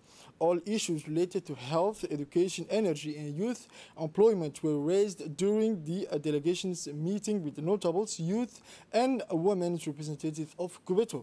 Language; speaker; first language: English; non-native, fluent; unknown